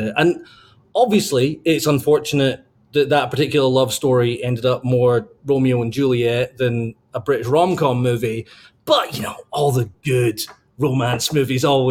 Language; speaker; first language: English; native; English